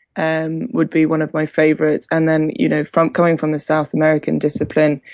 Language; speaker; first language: English; native; English